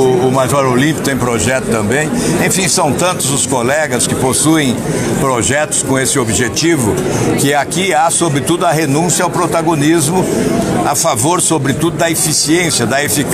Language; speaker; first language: Portuguese; native; Portuguese